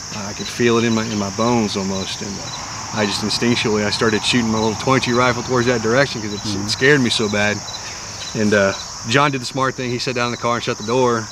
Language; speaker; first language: English; native; English